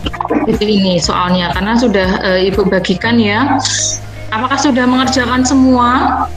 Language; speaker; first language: Indonesian; native; Indonesian